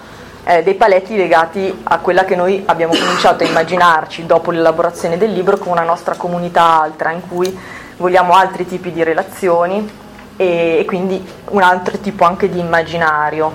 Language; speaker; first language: Italian; native; Italian